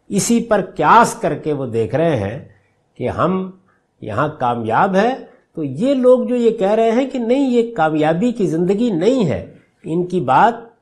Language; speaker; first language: Urdu; native; Urdu